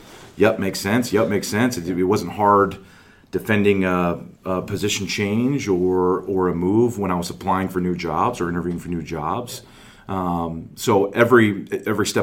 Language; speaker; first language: English; native; English